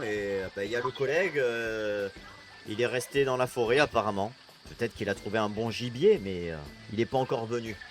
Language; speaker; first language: French; native; French